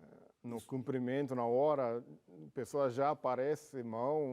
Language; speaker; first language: Portuguese; non-native, learner; Japanese